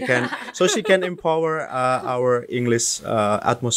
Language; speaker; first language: English; non-native, fluent; Indonesian